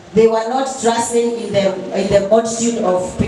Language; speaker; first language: English; non-native, fluent; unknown